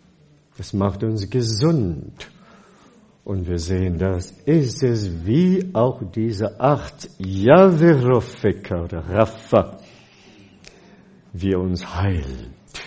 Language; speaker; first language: German; non-native, fluent; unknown